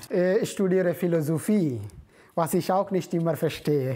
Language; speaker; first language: German; non-native, fluent; Indonesian